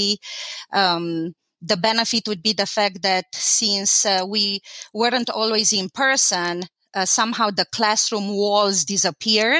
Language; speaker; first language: English; non-native, fluent; Romanian